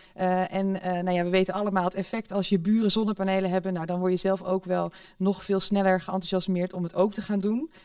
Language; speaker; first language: Dutch; native; Dutch